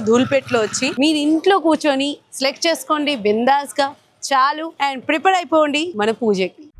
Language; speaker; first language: Telugu; non-native, local second language; Tamil